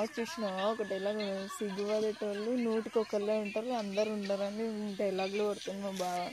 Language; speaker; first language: Telugu; non-native, local second language; Lambadi